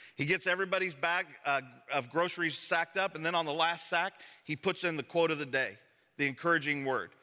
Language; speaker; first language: English; native; English